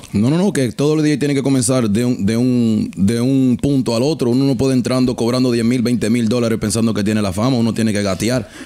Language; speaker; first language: Spanish; early bilingual, heritage; Spanish